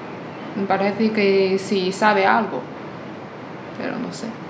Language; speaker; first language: Spanish; non-native, fluent; Chinese